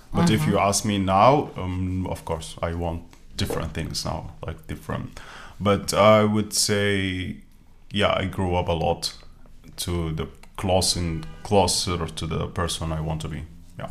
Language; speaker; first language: English; non-native, fluent; Arabic